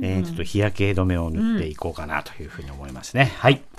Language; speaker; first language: Japanese; native; Japanese